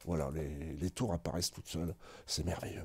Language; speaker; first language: French; native; French